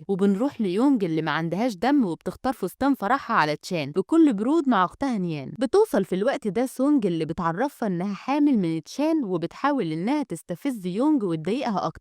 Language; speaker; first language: Arabic; native; Arabic